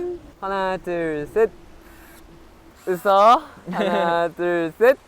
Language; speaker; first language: Korean; non-native, learner; Japanese